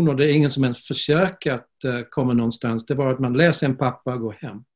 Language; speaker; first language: Swedish; non-native, fluent; English